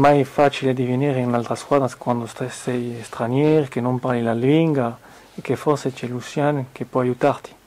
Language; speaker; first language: Italian; non-native, fluent; French